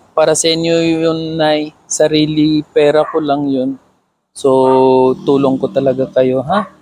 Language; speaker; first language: Filipino; non-native, learner; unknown